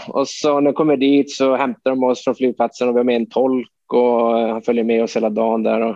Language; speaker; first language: Swedish; native; Swedish